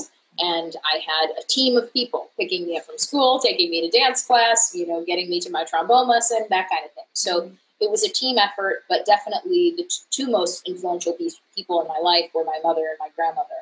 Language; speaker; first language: English; native; English